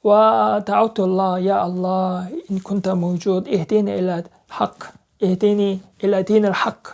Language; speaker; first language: Arabic; non-native, learner; Korean